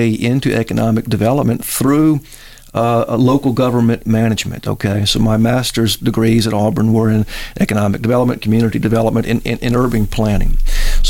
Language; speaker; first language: English; native; English